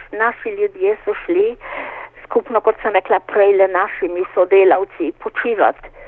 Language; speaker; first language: Slovenian; native; Slovenian